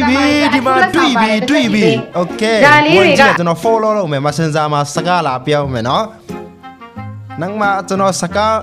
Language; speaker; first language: Burmese; non-native, local second language; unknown